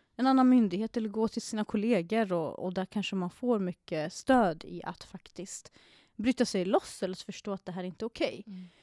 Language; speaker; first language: Swedish; non-native, fluent; Arabic